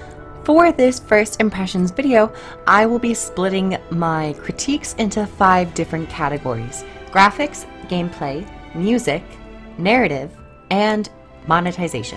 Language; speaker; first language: English; native; English